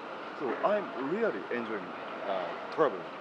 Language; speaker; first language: English; non-native, learner; Japanese